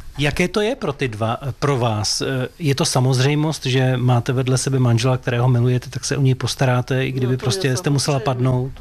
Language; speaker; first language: Czech; native; Czech